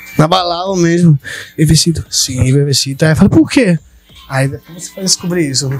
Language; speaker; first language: Portuguese; non-native, fluent; Spanish